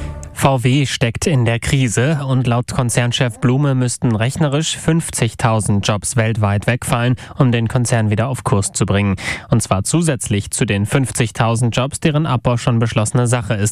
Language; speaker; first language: German; native; German